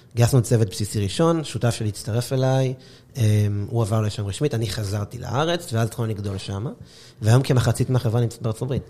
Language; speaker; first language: Hebrew; native; Hebrew